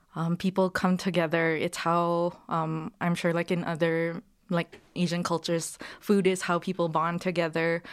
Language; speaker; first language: English; native; English